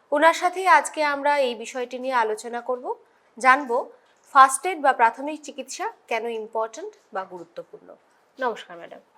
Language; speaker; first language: Bangla; native; Bangla